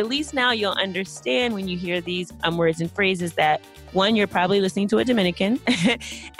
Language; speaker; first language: English; native; English